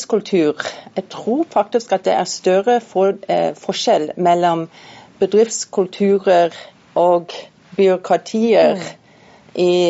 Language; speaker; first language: Norwegian; non-native, fluent; English